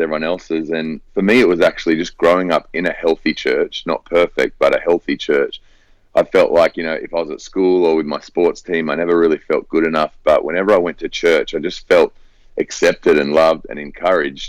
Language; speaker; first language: English; native; English